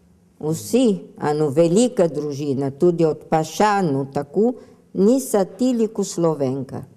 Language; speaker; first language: Slovenian; early bilingual, heritage; Slovenian